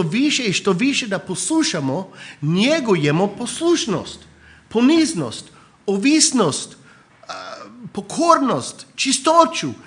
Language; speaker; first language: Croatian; non-native, fluent; English